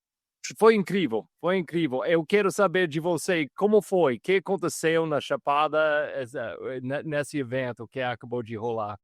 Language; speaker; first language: Portuguese; non-native, fluent; English